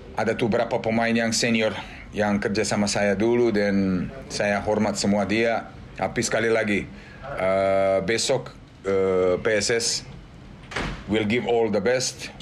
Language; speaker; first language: Indonesian; non-native, fluent; Serbian